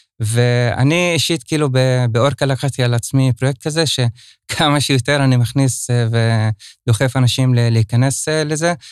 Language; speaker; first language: Hebrew; non-native, local second language; Arabic